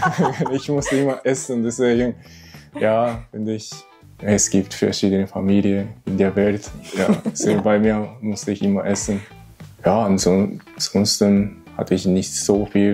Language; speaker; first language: German; non-native, learner; Japanese